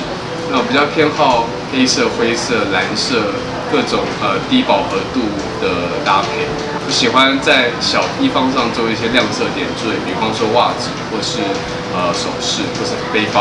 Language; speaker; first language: Chinese; native; Chinese